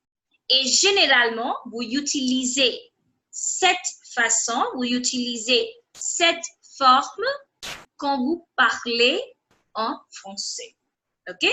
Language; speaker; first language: French; non-native, fluent; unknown